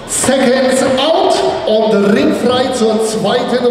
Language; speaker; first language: German; native; German